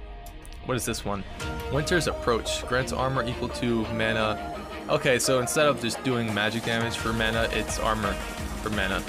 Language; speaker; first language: English; native; English